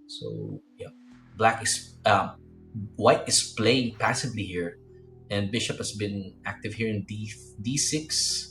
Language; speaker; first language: English; non-native, local second language; Filipino